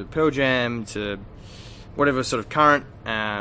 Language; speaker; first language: English; native; English